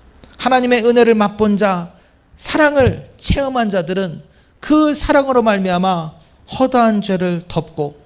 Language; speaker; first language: Korean; native; Korean